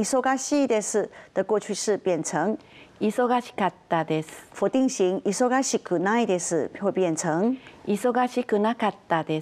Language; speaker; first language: Japanese; non-native, fluent; Chinese